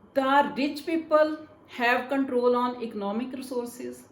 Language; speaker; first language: English; non-native, local second language; Punjabi